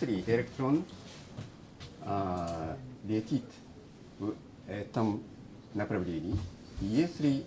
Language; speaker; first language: Russian; non-native, learner; Japanese